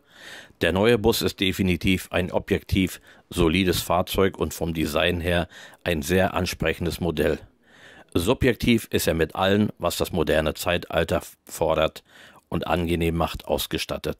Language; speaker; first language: German; native; German